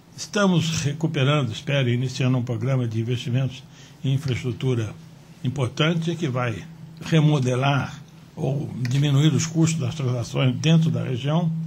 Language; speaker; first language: Portuguese; native; Portuguese